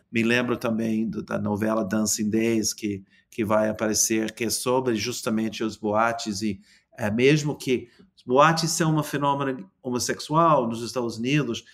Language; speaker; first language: Portuguese; non-native, fluent; English